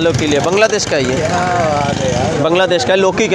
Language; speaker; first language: Hindi; non-native, local second language; Bangla